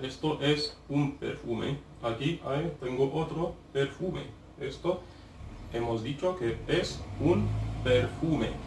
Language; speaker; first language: Spanish; non-native, fluent; Arabic